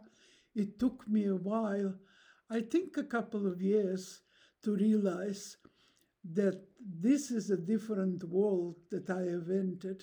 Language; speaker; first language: English; non-native, fluent; Russian